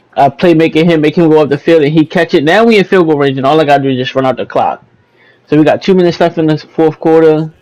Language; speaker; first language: English; native; English